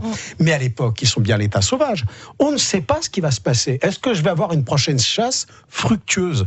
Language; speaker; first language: French; native; French